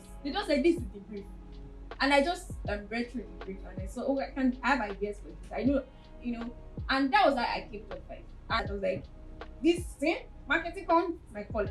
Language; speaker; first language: English; non-native, local second language; Yoruba